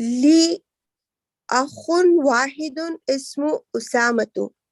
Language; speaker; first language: Arabic; non-native, learner; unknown